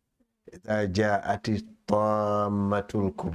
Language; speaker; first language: Arabic; non-native, fluent; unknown